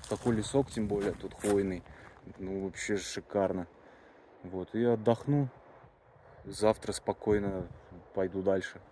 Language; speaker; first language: Russian; native; Russian